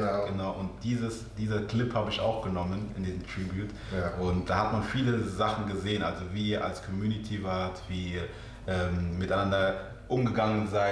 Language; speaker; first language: German; early bilingual, other home language; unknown